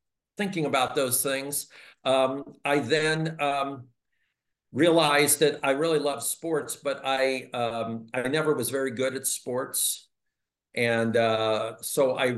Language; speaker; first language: English; native; English